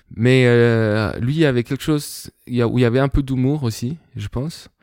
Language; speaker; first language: French; non-native, fluent; Spanish